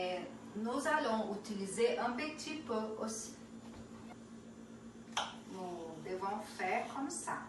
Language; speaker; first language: French; non-native, learner; Portuguese